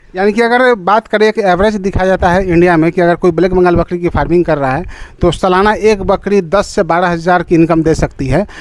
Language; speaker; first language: Hindi; native; Hindi